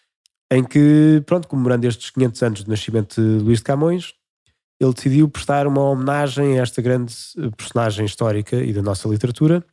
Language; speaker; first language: Portuguese; native; Portuguese